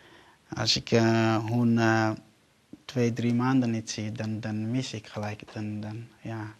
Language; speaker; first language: Dutch; non-native, learner; Somali